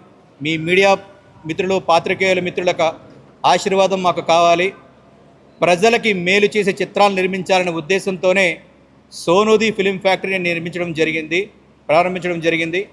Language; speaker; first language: Telugu; native; Telugu